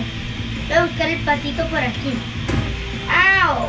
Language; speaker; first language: Spanish; native; Spanish